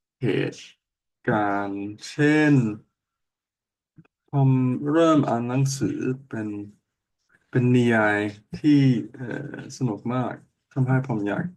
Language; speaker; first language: Thai; non-native, learner; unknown